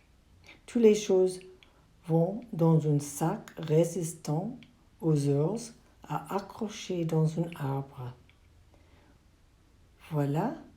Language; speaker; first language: French; non-native, learner; English